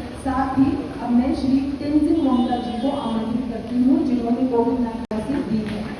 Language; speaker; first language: Hindi; non-native, local second language; Tibetan